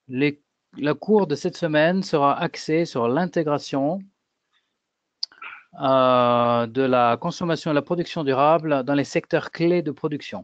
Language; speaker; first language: French; native; French